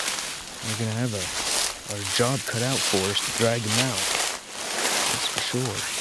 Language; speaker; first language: English; native; English